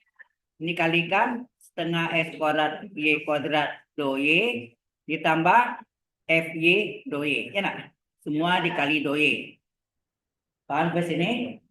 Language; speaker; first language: Indonesian; native; Indonesian